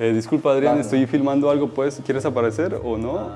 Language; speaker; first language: Spanish; native; Spanish